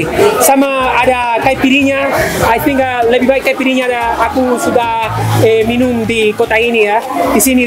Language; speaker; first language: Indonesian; non-native, learner; Spanish